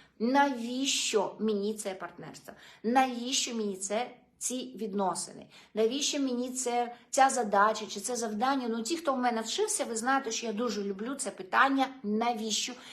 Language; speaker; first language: Ukrainian; non-native, local second language; Russian